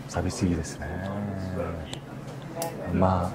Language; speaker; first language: Japanese; non-native, fluent; Korean